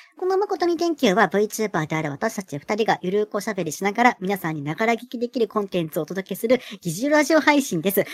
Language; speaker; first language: Japanese; native; Japanese